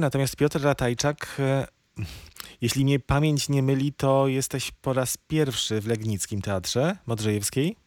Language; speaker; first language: Polish; native; Polish